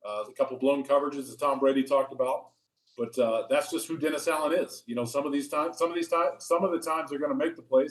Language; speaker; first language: English; native; English